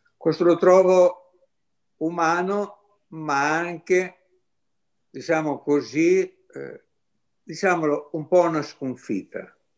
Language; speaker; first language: Italian; non-native, fluent; Greek